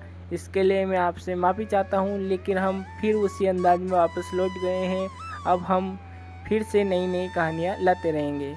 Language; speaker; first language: Hindi; native; Hindi